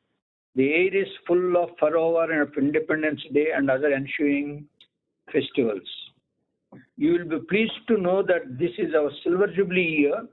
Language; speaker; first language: English; non-native, local second language; Telugu